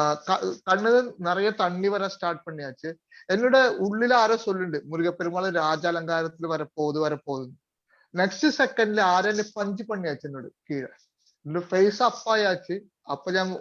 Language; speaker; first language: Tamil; non-native, learner; Malayalam